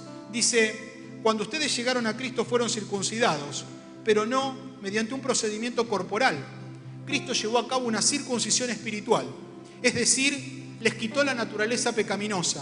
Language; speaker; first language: Spanish; native; Spanish